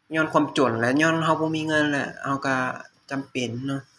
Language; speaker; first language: Lao; native; Lao